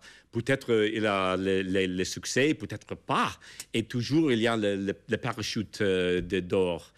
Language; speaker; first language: French; non-native, fluent; English